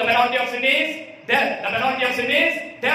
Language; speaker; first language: English; non-native, local second language; Telugu